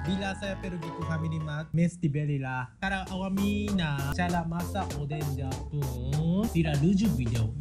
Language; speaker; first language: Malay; non-native, learner; Japanese